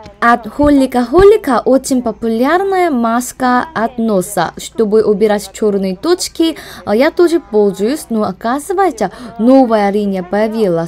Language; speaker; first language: Russian; non-native, learner; Korean